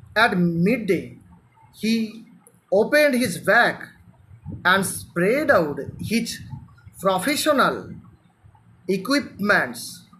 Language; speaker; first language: English; non-native, local second language; Bangla